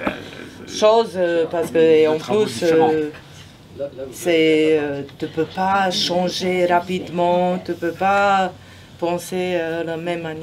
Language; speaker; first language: French; non-native, fluent; Serbian